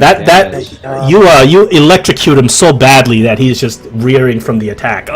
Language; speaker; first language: English; native; English